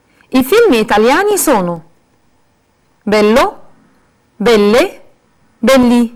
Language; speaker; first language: Italian; non-native, fluent; Arabic